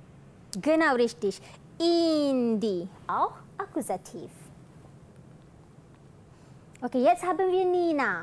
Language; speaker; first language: German; non-native, fluent; Malay